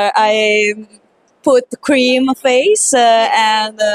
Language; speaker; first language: English; non-native, fluent; Italian